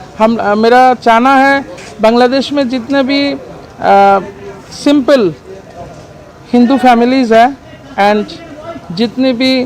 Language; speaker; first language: Hindi; non-native, learner; Bangla